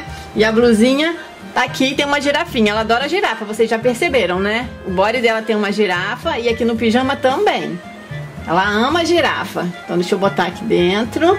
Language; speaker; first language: Portuguese; native; Portuguese